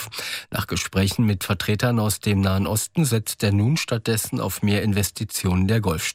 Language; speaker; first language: German; native; German